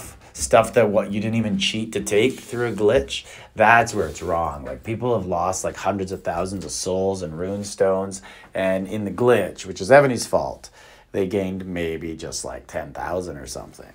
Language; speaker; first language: English; native; English